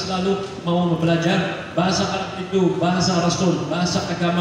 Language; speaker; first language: Indonesian; non-native, learner; Arabic